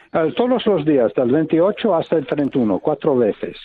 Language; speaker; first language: Spanish; non-native, fluent; English